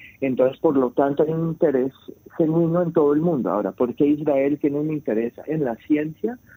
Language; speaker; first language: Spanish; early bilingual, heritage; Spanish